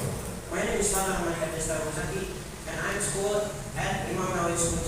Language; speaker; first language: English; non-native, learner; Indonesian